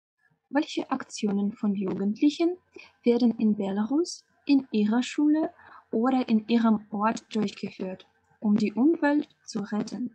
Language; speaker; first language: German; non-native, fluent; Russian